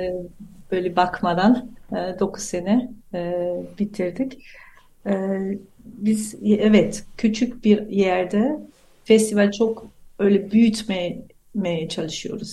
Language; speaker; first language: Turkish; non-native, fluent; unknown